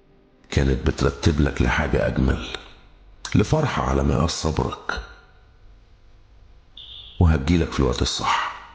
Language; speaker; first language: Arabic; native; Arabic